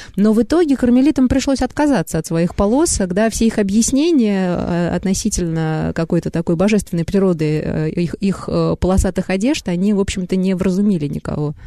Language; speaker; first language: Russian; native; Russian